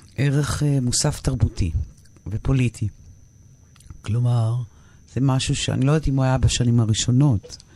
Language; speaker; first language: Hebrew; native; Hebrew